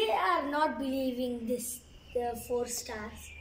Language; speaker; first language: English; non-native, learner; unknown